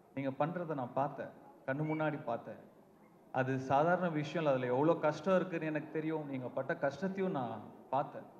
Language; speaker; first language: Tamil; native; Tamil